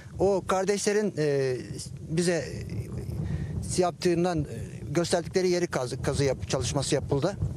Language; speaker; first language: Turkish; native; Turkish